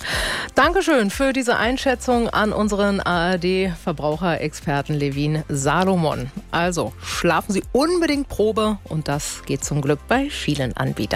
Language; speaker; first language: German; native; German